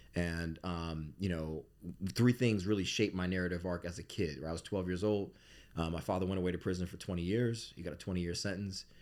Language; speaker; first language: English; native; English